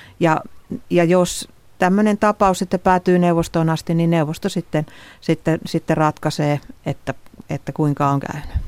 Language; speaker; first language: Finnish; native; Finnish